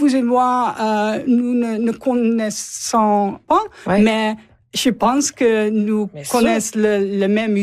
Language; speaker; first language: French; non-native, learner; English